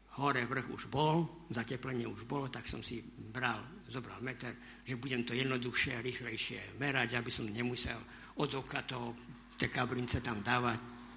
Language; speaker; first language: Slovak; native; Slovak